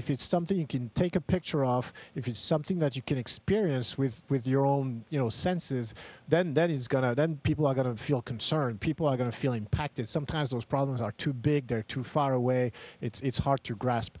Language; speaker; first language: English; non-native, fluent; French